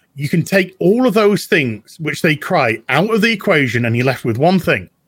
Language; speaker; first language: English; native; English